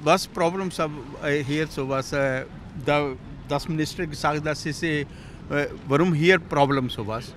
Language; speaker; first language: German; non-native, learner; Hungarian